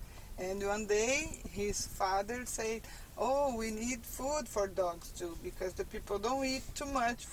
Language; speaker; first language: English; non-native, learner; Portuguese